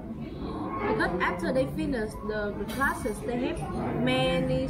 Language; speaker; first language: English; non-native, learner; Vietnamese